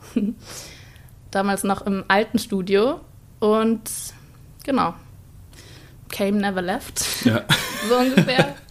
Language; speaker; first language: German; native; German